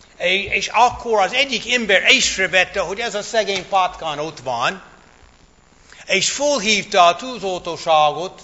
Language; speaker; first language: Hungarian; non-native, fluent; English